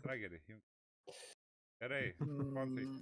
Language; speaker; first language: Lithuanian; native; Lithuanian